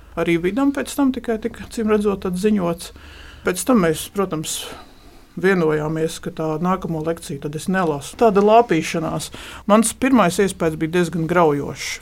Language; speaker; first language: Latvian; native; Latvian